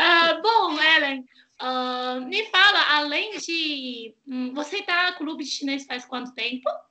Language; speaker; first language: Portuguese; non-native, fluent; Chinese